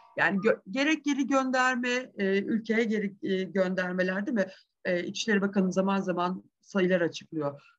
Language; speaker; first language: Turkish; native; Turkish